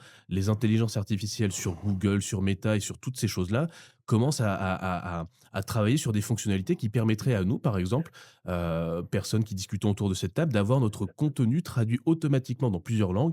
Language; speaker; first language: French; native; French